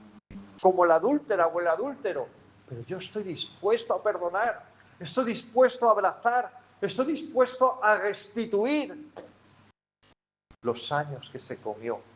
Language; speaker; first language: Spanish; native; Spanish